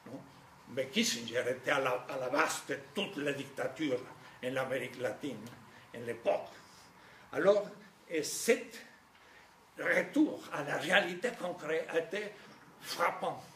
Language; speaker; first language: French; non-native, fluent; Spanish